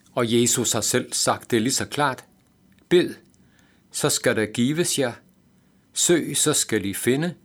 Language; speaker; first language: Danish; native; Danish